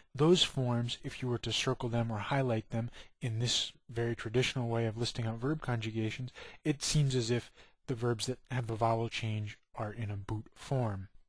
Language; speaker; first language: English; native; English